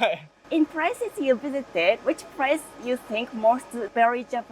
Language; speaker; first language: English; non-native, learner; Japanese